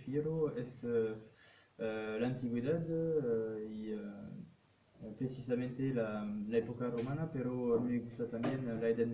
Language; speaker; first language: Spanish; non-native, fluent; French